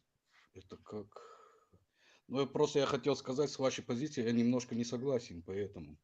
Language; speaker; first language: Russian; non-native, fluent; Tajik